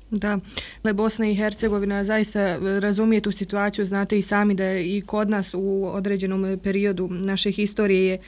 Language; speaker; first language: Croatian; native; Croatian